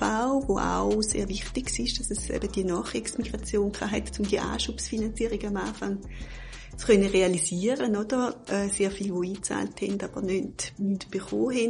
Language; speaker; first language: German; native; German